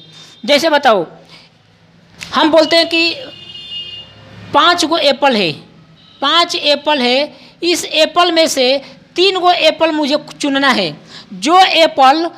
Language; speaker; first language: Hindi; non-native, local second language; Bhojpuri